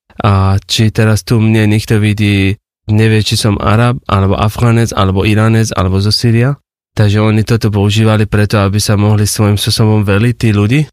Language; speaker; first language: Slovak; non-native, fluent; Persian